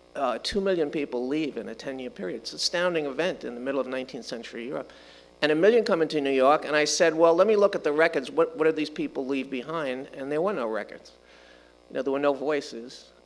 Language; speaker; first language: English; native; English